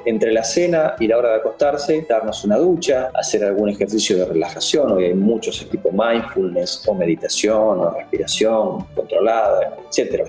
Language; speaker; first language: Spanish; native; Spanish